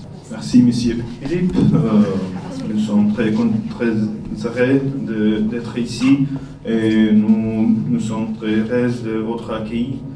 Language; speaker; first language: French; non-native, learner; Bosnian